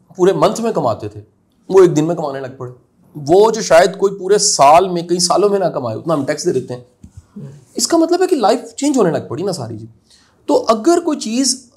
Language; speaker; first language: Urdu; non-native, local second language; Punjabi